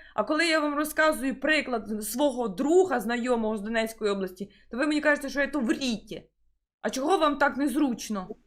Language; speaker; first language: Ukrainian; native; Ukrainian